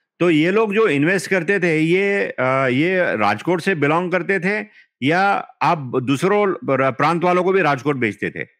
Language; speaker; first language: Hindi; non-native, local second language; Marathi